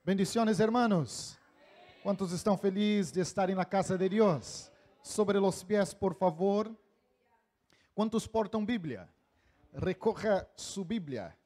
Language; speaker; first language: Spanish; non-native, fluent; Portuguese